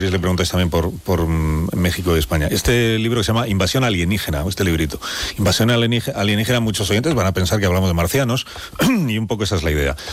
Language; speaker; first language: Spanish; native; Spanish